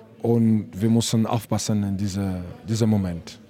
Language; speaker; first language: German; non-native, learner; French